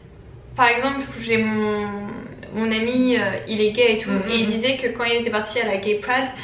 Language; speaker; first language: French; native; French